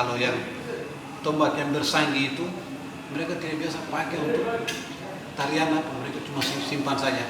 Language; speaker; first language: Indonesian; native; Indonesian